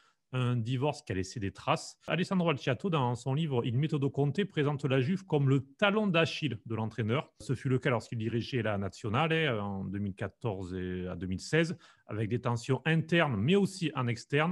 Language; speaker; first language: French; native; French